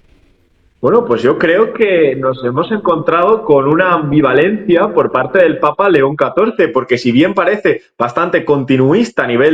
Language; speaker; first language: Spanish; native; Spanish